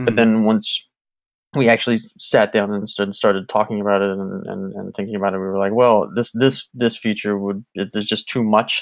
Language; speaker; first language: English; native; English